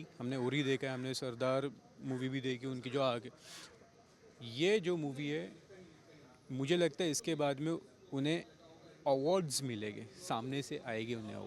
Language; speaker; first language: Hindi; native; Hindi